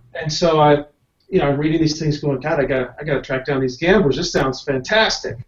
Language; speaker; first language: English; native; English